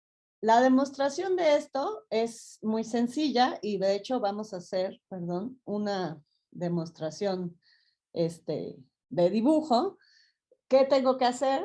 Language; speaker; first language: Spanish; native; Spanish